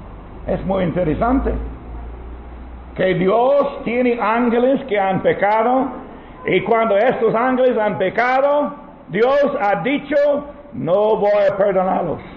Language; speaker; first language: Spanish; non-native, learner; English